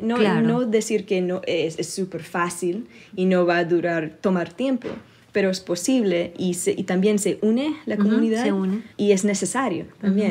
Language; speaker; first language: Spanish; early bilingual, heritage; Spanish